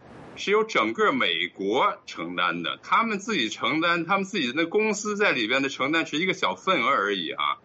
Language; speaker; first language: Chinese; native; Chinese